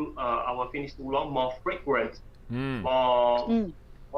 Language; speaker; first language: English; non-native, learner; Chinese